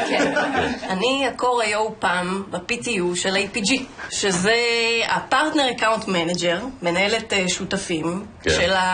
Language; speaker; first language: Hebrew; native; Hebrew